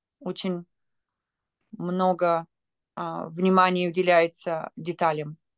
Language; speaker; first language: Russian; native; Russian